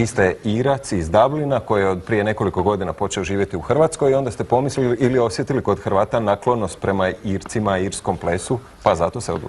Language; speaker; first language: Croatian; native; Croatian